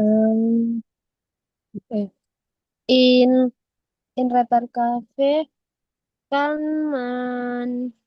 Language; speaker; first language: German; non-native, learner; Indonesian